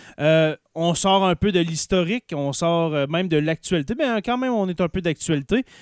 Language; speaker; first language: French; native; French